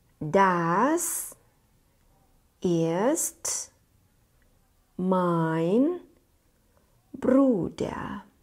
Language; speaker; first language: German; non-native, fluent; Thai